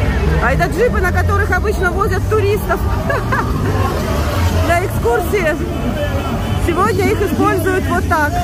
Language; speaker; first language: Russian; native; Russian